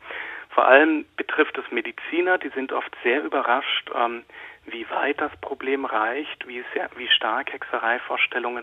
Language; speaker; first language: German; native; German